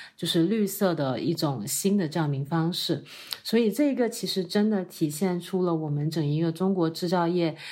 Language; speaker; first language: Chinese; non-native, local second language; Cantonese